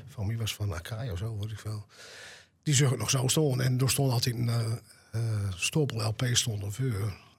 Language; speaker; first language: Dutch; native; Dutch